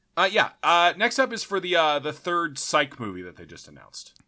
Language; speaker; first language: English; native; English